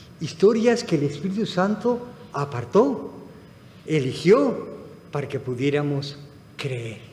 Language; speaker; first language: Spanish; non-native, fluent; Arabic